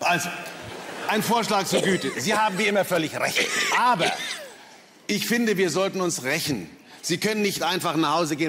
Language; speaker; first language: German; native; German